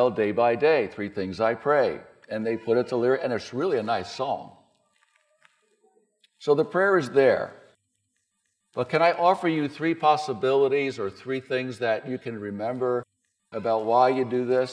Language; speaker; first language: English; native; English